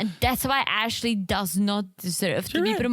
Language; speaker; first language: English; native; English